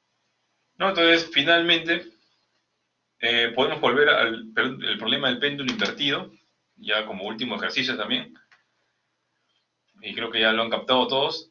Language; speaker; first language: Spanish; native; Spanish